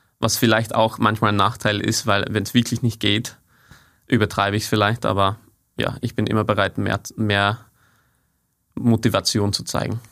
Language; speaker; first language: German; non-native, fluent; English